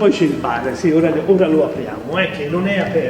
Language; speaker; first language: Italian; native; Italian